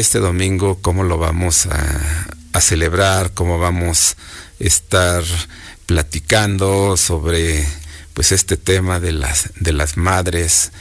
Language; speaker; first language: Spanish; native; Spanish